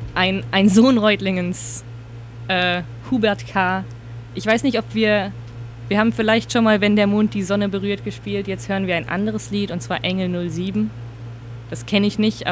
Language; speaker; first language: German; native; German